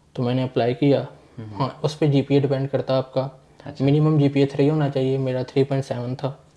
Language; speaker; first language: Urdu; non-native, local second language; Punjabi